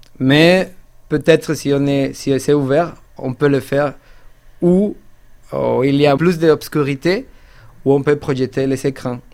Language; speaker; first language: French; non-native, fluent; Spanish